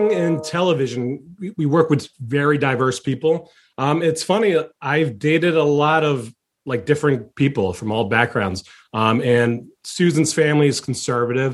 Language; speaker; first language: English; early bilingual, other home language; Chinese